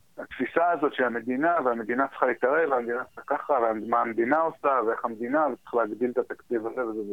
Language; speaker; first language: Hebrew; early bilingual, heritage; Hebrew